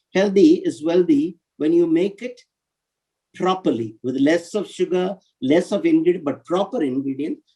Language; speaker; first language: English; non-native, local second language; Tamil